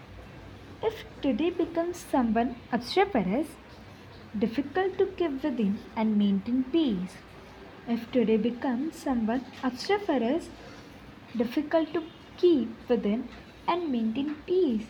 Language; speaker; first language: English; non-native, local second language; Gujarati